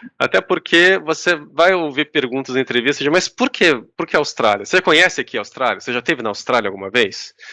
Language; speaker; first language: Portuguese; native; Portuguese